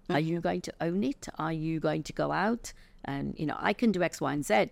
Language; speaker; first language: English; native; English